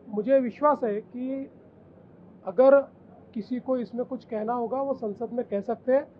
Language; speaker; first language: Hindi; non-native, local second language; Marathi